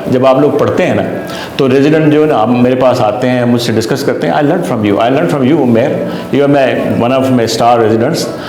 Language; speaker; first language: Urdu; non-native, local second language; Sindhi